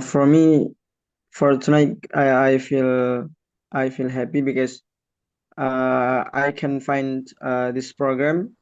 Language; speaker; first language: English; non-native, learner; Indonesian